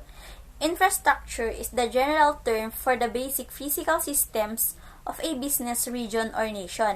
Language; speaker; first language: English; non-native, local second language; Filipino